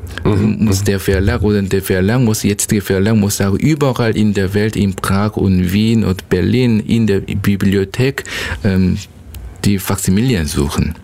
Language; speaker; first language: German; non-native, learner; Korean